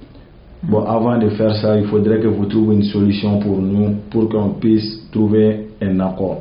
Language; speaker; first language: French; non-native, local second language; Bambara